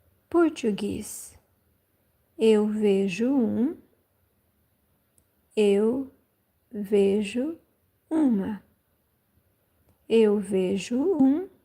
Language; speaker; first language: Portuguese; non-native, fluent; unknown